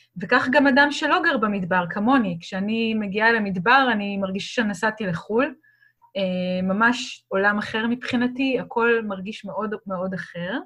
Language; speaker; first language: Hebrew; native; Hebrew